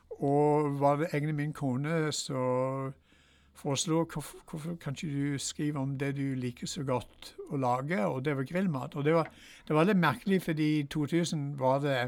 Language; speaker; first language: Norwegian; non-native, fluent; English